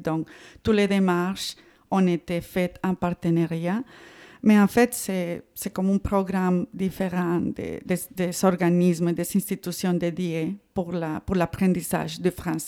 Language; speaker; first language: French; non-native, fluent; Spanish